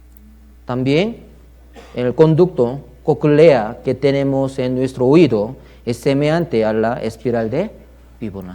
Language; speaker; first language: Spanish; non-native, learner; Korean